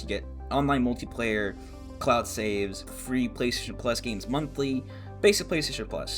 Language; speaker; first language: English; native; English